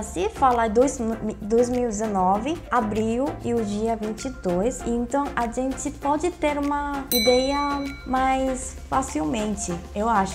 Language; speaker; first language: Portuguese; non-native, fluent; Korean